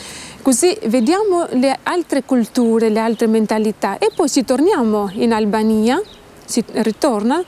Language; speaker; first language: Italian; non-native, learner; Albanian